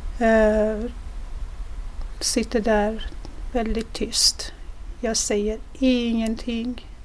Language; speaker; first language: Swedish; non-native, fluent; Persian